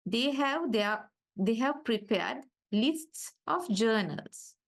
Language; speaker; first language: English; non-native, local second language; Sinhala